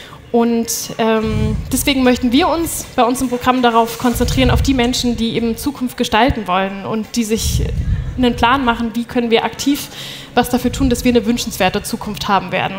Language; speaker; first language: German; native; German